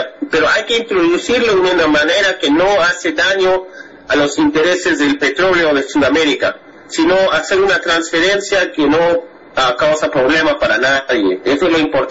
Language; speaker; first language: Spanish; non-native, fluent; English